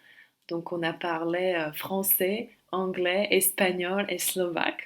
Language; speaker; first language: French; non-native, fluent; Slovak